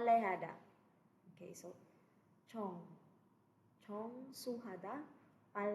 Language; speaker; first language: Korean; non-native, fluent; Cebuano